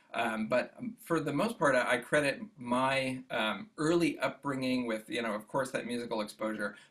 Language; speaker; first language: English; native; English